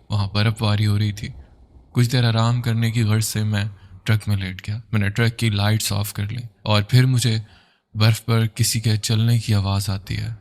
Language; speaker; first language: Urdu; native; Urdu